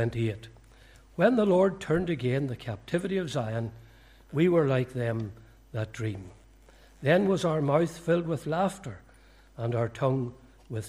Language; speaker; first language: English; native; English